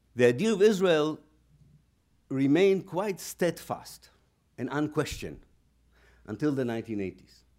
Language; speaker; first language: English; non-native, fluent; Hebrew